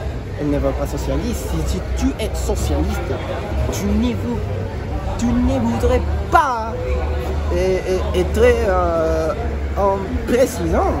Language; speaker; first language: French; non-native, learner; Spanish